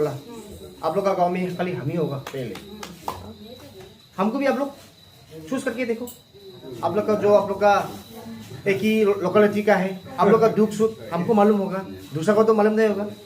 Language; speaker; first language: Hindi; non-native, local second language; Garo